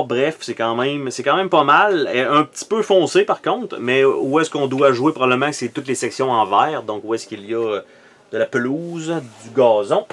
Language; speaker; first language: French; native; French